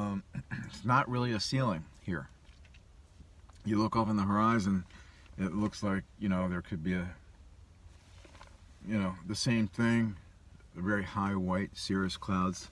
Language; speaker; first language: English; native; English